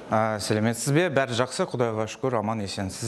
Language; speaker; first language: Kazakh; non-native, local second language; Russian